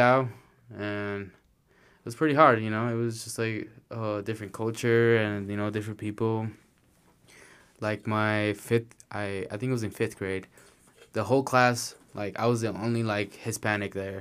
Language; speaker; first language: English; non-native, fluent; Spanish